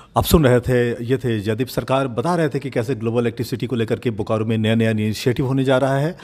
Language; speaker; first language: Hindi; native; Hindi